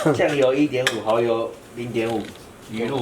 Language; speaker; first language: Chinese; native; Chinese